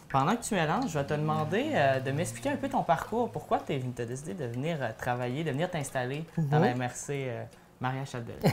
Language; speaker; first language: French; native; French